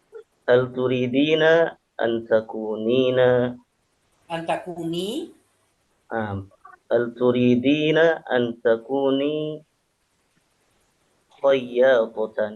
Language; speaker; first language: Arabic; non-native, learner; Indonesian